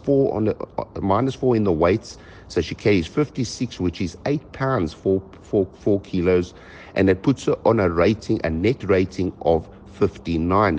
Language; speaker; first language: English; native; English